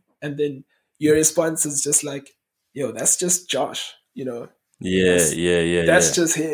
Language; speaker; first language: English; native; English